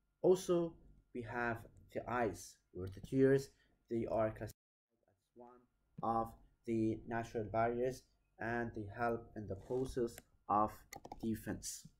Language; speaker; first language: English; non-native, local second language; Arabic